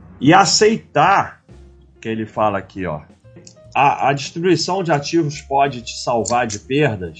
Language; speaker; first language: Portuguese; native; Portuguese